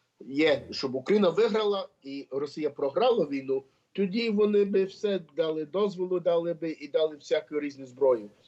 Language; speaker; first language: Ukrainian; early bilingual, heritage; Ukrainian